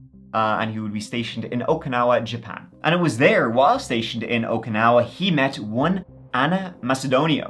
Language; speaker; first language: English; native; English